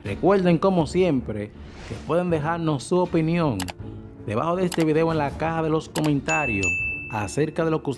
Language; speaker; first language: Spanish; native; Spanish